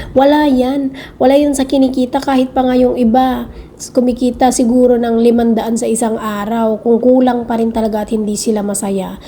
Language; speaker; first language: Filipino; non-native, local second language; Iloko